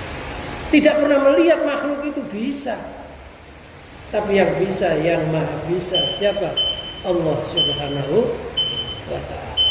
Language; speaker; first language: Indonesian; native; Indonesian